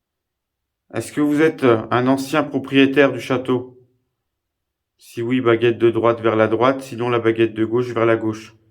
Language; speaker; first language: French; native; French